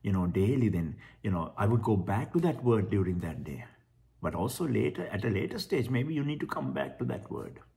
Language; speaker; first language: English; non-native, local second language; Sinhala